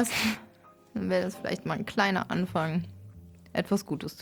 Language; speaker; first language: German; native; German